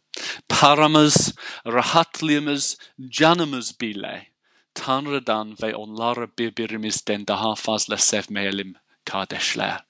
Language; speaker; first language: Turkish; non-native, fluent; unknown